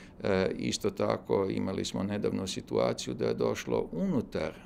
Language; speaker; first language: Serbian; native; Serbian